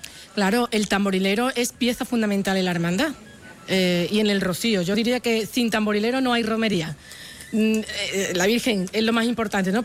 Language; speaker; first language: Spanish; native; Spanish